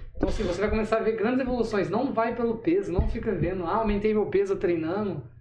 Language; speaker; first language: Portuguese; native; Portuguese